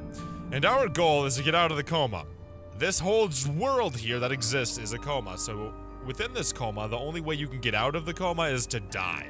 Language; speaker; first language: English; native; English